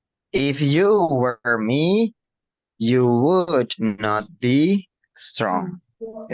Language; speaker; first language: English; non-native, fluent; Indonesian